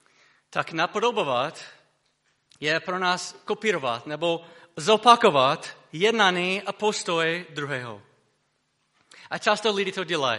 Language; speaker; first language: Czech; non-native, fluent; English